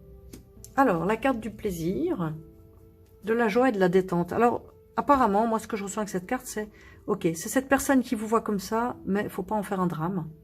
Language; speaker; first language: French; native; French